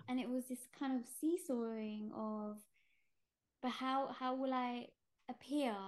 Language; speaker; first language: English; native; English